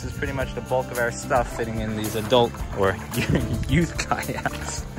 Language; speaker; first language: English; native; English